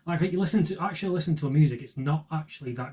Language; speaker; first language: English; native; English